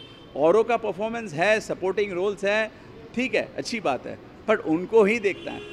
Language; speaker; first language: Hindi; native; Hindi